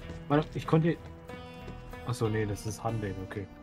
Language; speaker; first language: German; native; German